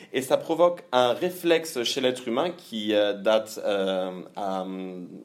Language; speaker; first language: French; native; French